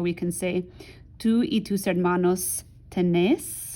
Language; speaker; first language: Spanish; non-native, fluent; English